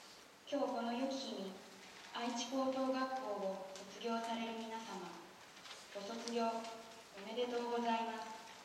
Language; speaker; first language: Japanese; native; Japanese